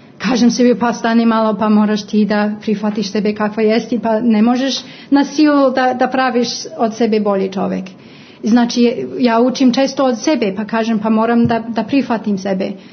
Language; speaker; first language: Croatian; non-native, fluent; English